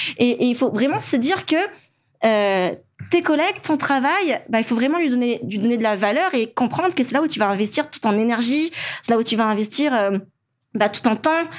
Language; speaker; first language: French; non-native, local second language; Malagasy